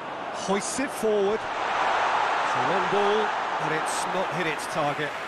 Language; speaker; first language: English; native; English